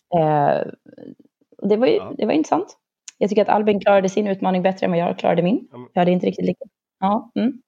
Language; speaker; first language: Swedish; native; Swedish